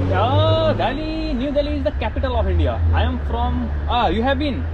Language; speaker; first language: English; non-native, local second language; Hindi